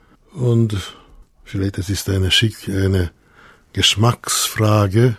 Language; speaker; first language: German; non-native, fluent; Hungarian